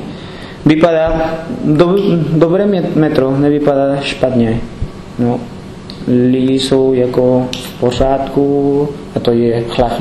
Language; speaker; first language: Czech; non-native, learner; Spanish